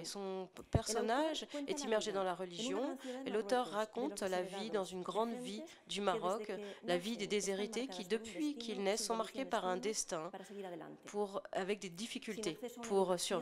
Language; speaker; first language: French; non-native, fluent; Spanish